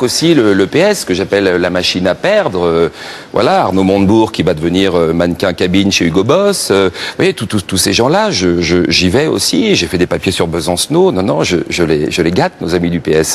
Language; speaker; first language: French; native; French